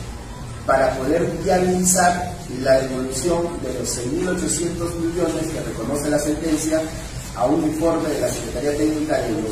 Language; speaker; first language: Spanish; native; Spanish